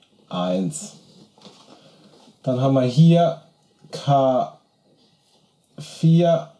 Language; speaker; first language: German; native; German